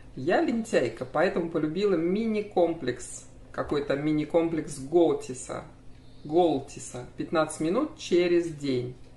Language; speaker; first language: Russian; native; Russian